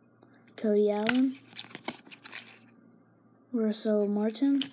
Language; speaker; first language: English; native; English